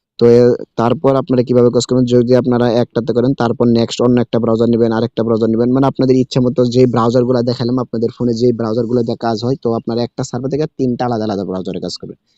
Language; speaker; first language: Bangla; native; Bangla